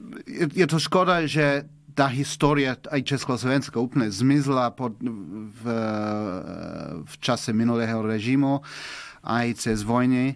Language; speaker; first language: Slovak; non-native, fluent; English